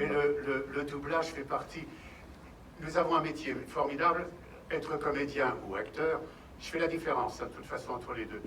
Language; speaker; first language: French; native; French